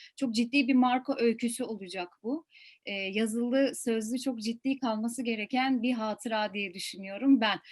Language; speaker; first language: Turkish; native; Turkish